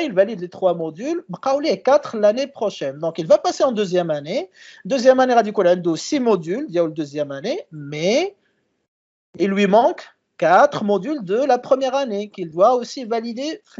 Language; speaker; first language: French; non-native, local second language; Arabic